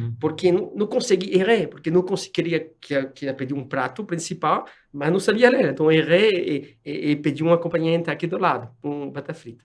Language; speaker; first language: Portuguese; non-native, fluent; French